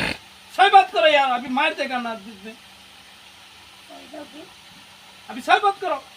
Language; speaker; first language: Hindi; non-native, local second language; Bangla